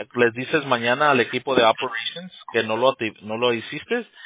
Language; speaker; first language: Spanish; early bilingual, heritage; Spanish